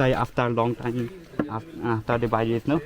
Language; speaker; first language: English; non-native, local second language; Khasi